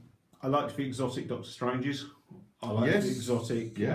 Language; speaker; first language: English; native; English